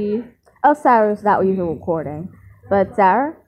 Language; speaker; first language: English; native; English